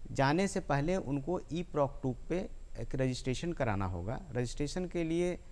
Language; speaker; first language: Hindi; native; Hindi